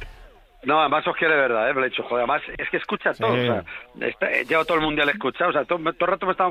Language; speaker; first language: Spanish; native; Spanish